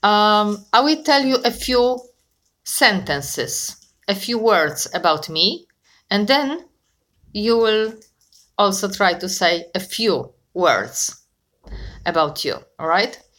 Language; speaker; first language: English; non-native, fluent; Polish